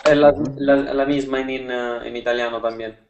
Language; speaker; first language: Spanish; non-native, learner; Italian